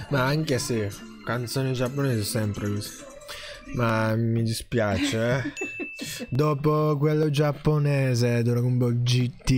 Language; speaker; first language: Italian; non-native, learner; Japanese